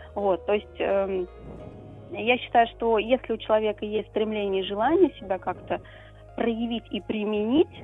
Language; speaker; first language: Russian; native; Russian